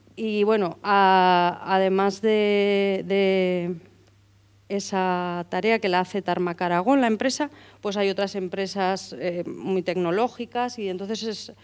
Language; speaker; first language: Spanish; native; Spanish